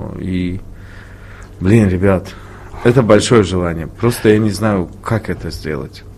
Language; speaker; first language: Russian; non-native, local second language; Tajik